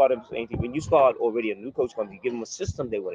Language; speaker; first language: English; native; English